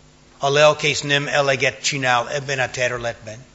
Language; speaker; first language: Hungarian; non-native, fluent; English